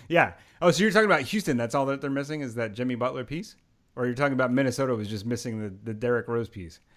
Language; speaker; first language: English; native; English